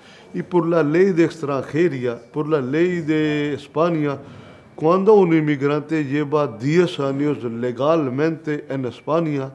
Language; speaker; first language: Spanish; non-native, learner; Punjabi